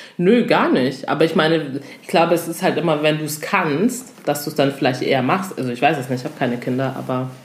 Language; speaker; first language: German; early bilingual, other home language; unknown